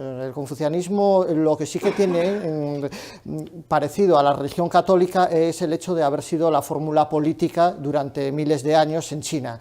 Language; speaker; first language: Spanish; native; Spanish